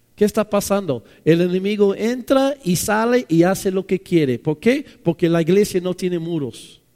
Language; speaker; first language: Spanish; non-native, fluent; English